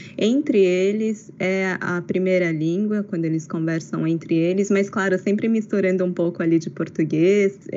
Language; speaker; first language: Portuguese; native; Portuguese